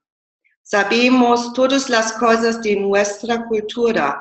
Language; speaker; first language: Spanish; non-native, fluent; German